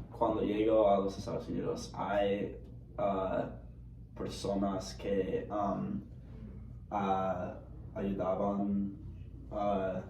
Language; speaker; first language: Spanish; non-native, learner; English